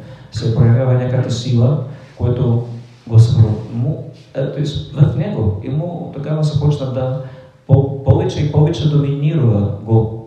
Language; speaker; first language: Bulgarian; non-native, fluent; Polish